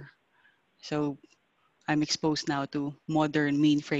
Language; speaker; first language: English; non-native, local second language; Filipino